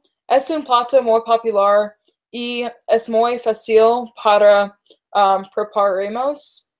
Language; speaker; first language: Spanish; non-native, learner; English